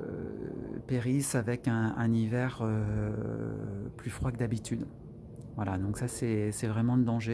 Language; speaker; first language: French; native; French